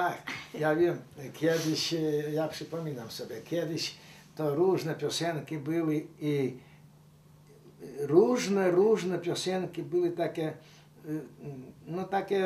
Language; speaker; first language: Polish; non-native, local second language; Ukrainian